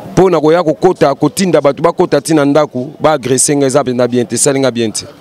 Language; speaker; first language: Lingala; native; Lingala